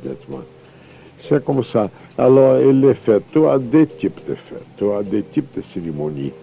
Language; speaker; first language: French; non-native, fluent; Portuguese